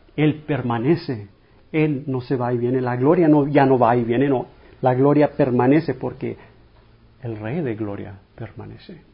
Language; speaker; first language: Spanish; non-native, fluent; English